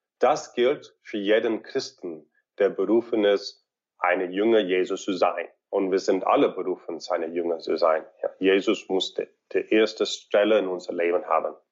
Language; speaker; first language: German; non-native, fluent; English